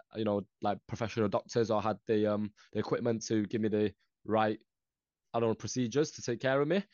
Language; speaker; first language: English; early bilingual, other home language; Northeastern Thai